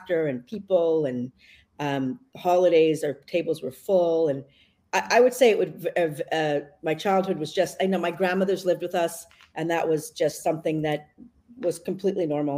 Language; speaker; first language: English; native; English